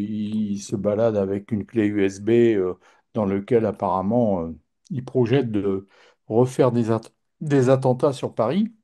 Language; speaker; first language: French; native; French